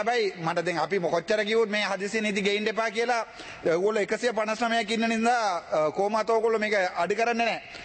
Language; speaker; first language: Sinhala; non-native, local second language; Tamil